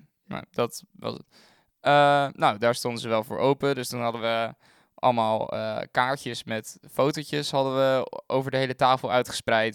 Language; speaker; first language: Dutch; native; Dutch